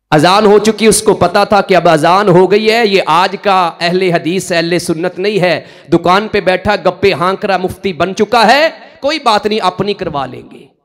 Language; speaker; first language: Urdu; non-native, local second language; Punjabi